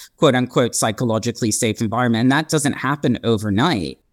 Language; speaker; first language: English; native; English